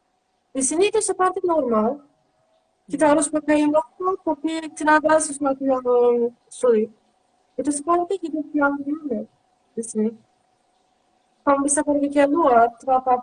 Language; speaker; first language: Indonesian; non-native, learner; Turkish